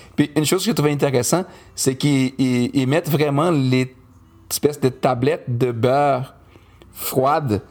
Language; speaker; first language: French; non-native, fluent; Portuguese